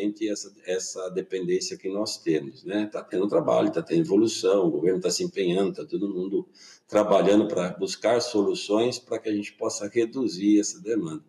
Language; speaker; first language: Portuguese; native; Portuguese